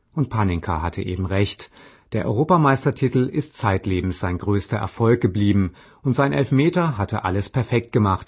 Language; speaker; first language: German; native; German